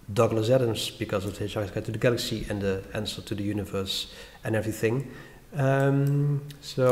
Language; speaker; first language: English; non-native, fluent; Dutch